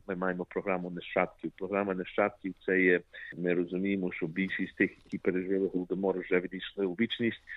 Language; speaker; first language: Ukrainian; early bilingual, heritage; Ukrainian